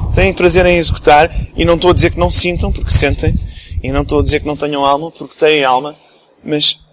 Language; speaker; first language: Portuguese; early bilingual, other home language; English